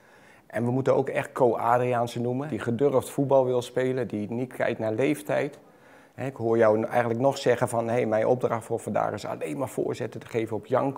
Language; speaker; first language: Dutch; native; Dutch